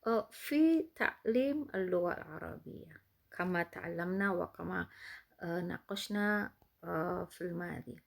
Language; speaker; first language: Arabic; non-native, fluent; Indonesian